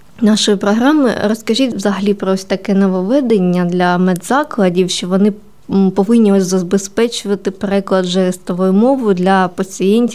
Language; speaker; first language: Ukrainian; native; Ukrainian